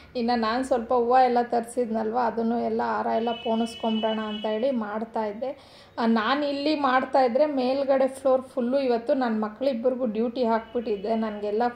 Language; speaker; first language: Kannada; non-native, local second language; Telugu